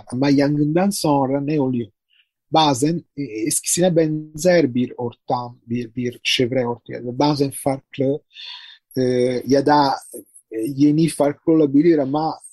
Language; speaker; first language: Turkish; non-native, fluent; Italian